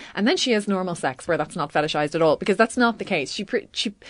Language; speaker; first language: English; native; English